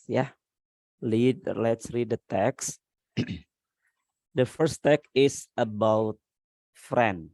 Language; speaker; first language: English; non-native, learner; Indonesian